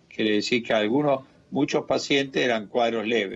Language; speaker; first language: Spanish; native; Spanish